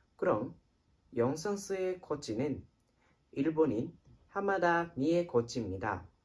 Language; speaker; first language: Korean; non-native, fluent; Japanese